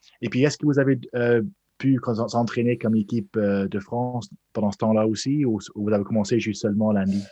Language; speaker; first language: French; non-native, fluent; English